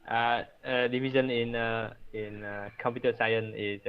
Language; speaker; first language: English; non-native, learner; Vietnamese